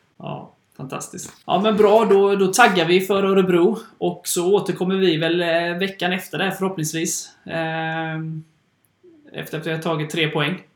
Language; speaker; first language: Swedish; native; Swedish